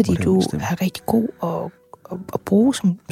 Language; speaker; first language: Danish; native; Danish